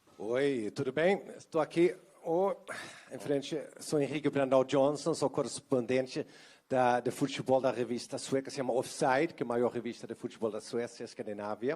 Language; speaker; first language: Portuguese; non-native, fluent; Swedish